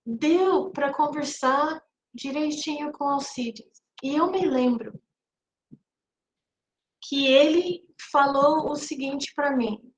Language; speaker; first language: Portuguese; non-native, fluent; English